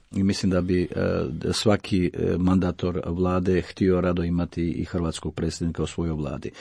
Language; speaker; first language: Croatian; native; Croatian